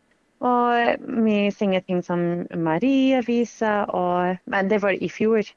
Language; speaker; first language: Norwegian; non-native, fluent; English